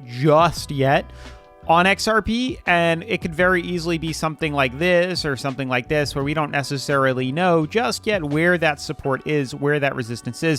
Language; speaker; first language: English; native; English